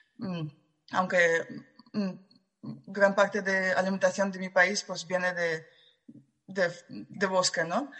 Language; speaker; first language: Spanish; non-native, fluent; Russian